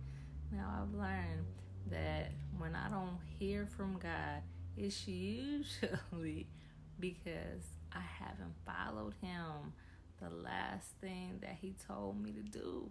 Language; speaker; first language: English; native; English